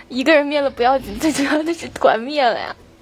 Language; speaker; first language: Chinese; native; Chinese